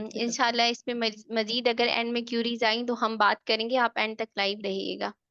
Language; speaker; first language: Urdu; native; Urdu